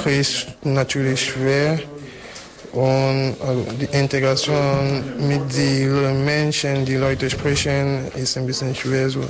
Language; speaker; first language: German; non-native, fluent; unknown